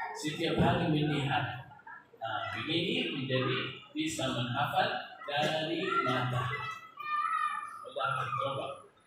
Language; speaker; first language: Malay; non-native, learner; Arabic